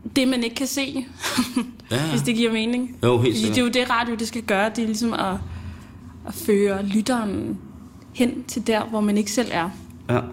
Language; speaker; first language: Danish; early bilingual, other home language; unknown